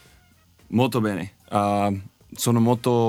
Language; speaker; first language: Italian; non-native, learner; English